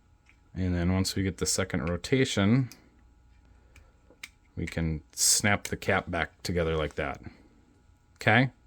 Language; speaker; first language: English; native; English